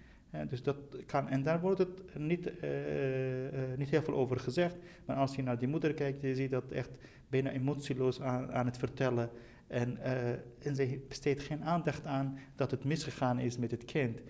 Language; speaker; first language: Dutch; non-native, fluent; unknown